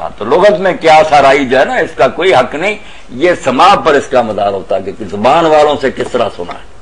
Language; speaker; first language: Urdu; non-native, local second language; Punjabi